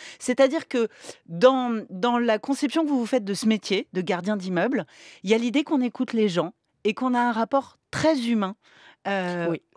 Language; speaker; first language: French; native; French